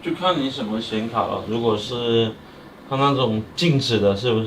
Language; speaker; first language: Chinese; native; Chinese